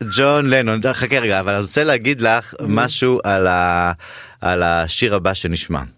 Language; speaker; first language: Hebrew; native; Hebrew